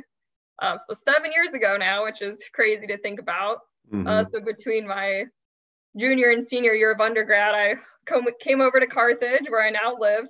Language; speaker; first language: English; native; English